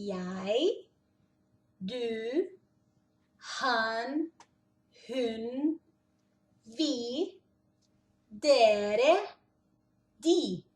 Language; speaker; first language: Norwegian; non-native, fluent; Portuguese